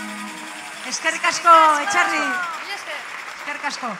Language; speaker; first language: Basque; native; Basque